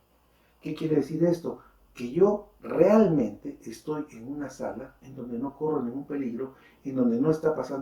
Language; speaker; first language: Spanish; native; Spanish